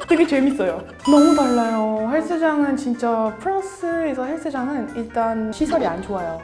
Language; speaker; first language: Korean; non-native, fluent; French